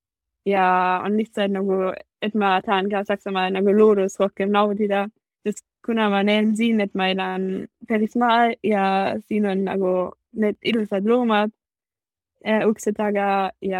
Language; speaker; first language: Estonian; non-native, learner; German